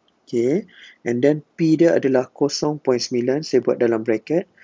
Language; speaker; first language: Malay; native; Malay